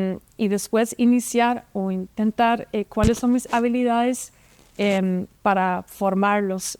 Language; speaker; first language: Spanish; non-native, fluent; German